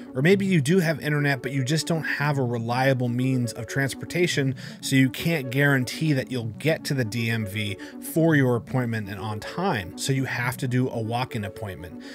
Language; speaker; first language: English; native; English